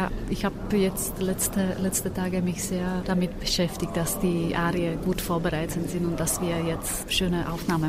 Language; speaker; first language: German; non-native, fluent; Slovak